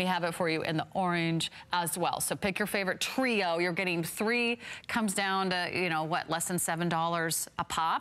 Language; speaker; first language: English; native; English